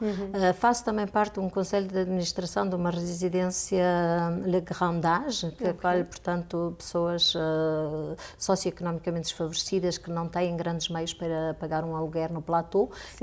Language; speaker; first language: Portuguese; native; Portuguese